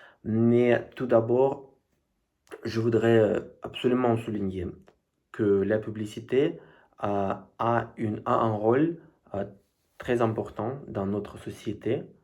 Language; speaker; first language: French; non-native, fluent; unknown